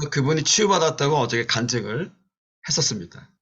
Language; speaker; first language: Korean; native; Korean